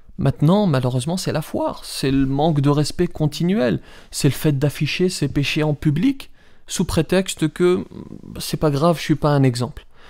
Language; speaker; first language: French; early bilingual, other home language; Riffian